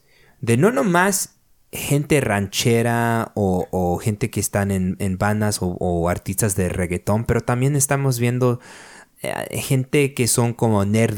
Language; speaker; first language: Spanish; early bilingual, other home language; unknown